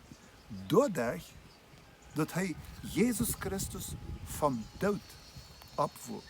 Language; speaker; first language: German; non-native, learner; Plautdietsch